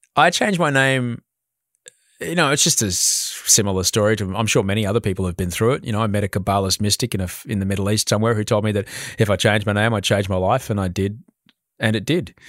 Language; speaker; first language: English; native; English